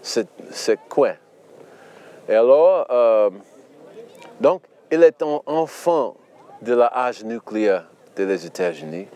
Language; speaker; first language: French; non-native, learner; English